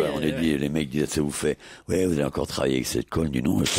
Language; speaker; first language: French; native; French